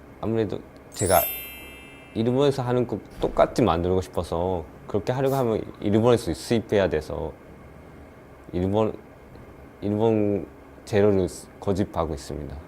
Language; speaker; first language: Korean; non-native, learner; Japanese